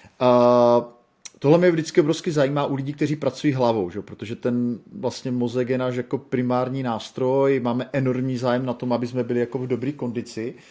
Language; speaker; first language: Czech; native; Czech